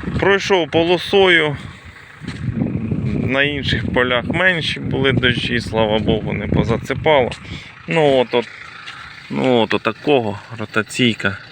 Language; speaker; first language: Ukrainian; native; Ukrainian